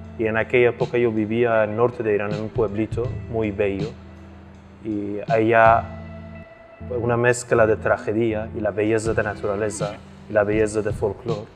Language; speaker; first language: Spanish; non-native, fluent; Persian